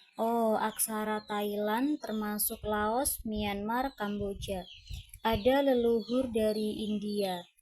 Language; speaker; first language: Indonesian; non-native, fluent; Thai